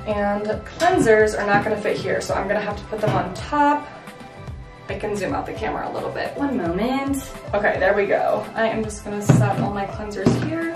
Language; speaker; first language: English; native; English